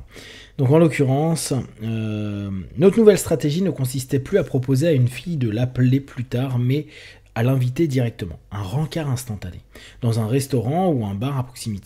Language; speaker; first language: French; native; French